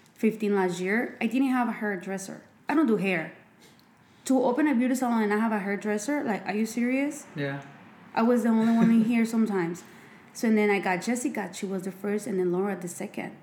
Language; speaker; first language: English; non-native, fluent; Spanish